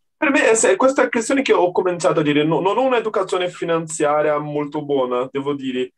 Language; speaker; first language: Italian; non-native, learner; Portuguese